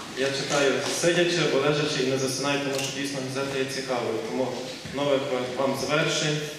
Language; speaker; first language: Ukrainian; native; Ukrainian